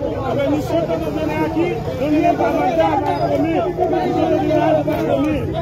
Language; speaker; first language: Spanish; non-native, learner; Haitian Creole